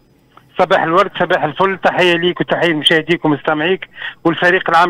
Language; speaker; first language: Arabic; native; Arabic